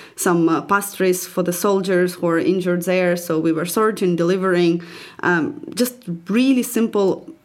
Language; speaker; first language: English; non-native, fluent; Ukrainian